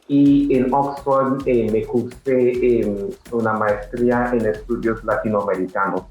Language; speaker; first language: Spanish; non-native, fluent; English